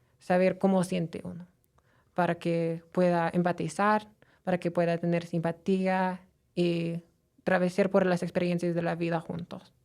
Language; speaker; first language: Spanish; non-native, fluent; English